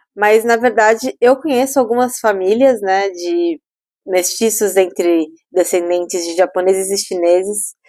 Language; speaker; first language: Portuguese; native; Portuguese